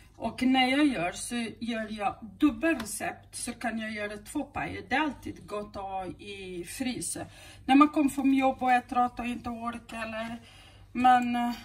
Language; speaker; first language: Swedish; native; Swedish